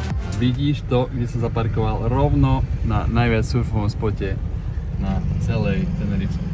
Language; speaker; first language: Slovak; native; Slovak